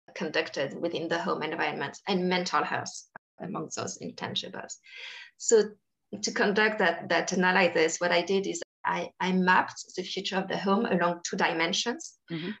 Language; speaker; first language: English; non-native, fluent; French